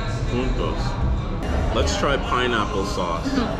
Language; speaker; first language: English; native; English